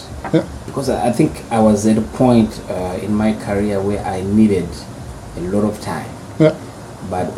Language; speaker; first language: English; non-native, local second language; Shona